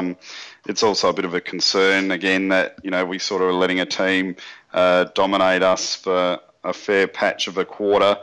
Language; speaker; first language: English; native; English